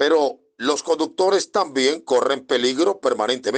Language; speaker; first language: Spanish; native; Spanish